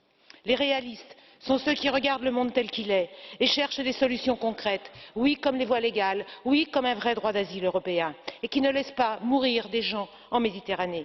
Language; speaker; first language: French; native; French